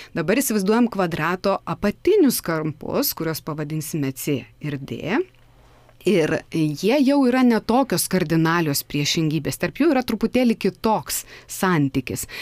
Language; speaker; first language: Lithuanian; native; Lithuanian